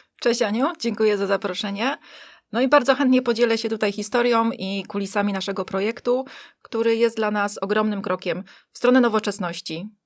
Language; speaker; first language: Polish; native; Polish